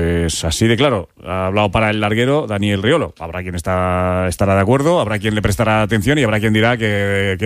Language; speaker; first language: Spanish; native; Spanish